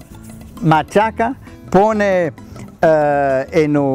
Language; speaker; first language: Spanish; non-native, fluent; German